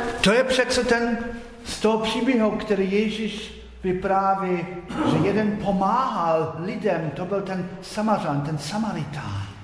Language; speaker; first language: Czech; non-native, fluent; German